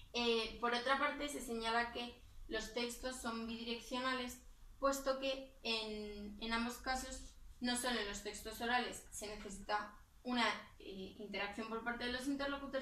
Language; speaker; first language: Spanish; native; Spanish